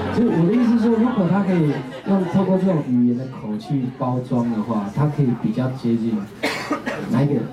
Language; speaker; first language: Chinese; non-native, local second language; Amis